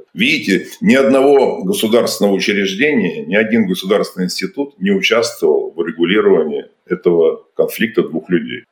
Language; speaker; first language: Russian; native; Russian